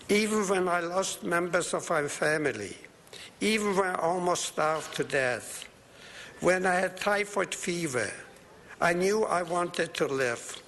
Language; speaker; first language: English; non-native, fluent; Polish